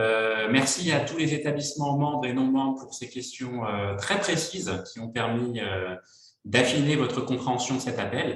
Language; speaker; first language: French; native; French